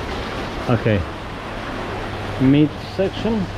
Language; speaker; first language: English; non-native, fluent; Russian